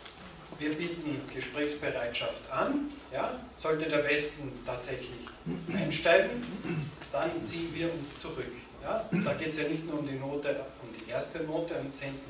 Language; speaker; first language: German; native; German